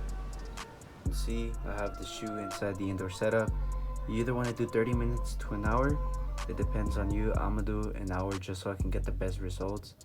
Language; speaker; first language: English; native; English